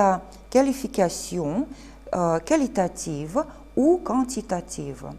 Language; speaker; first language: French; non-native, fluent; Russian